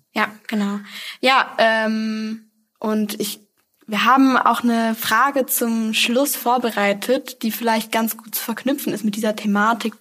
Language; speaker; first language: German; native; German